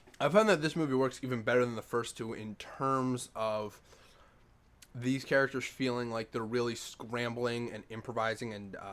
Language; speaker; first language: English; native; English